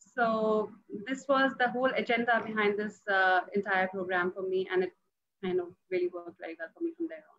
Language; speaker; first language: English; non-native, local second language; Punjabi